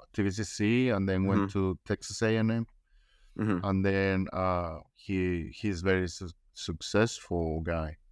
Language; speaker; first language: English; non-native, learner; Spanish